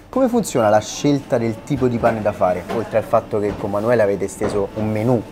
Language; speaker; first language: Italian; non-native, fluent; Arabic